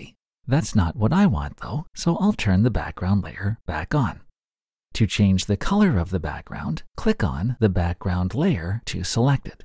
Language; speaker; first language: English; native; English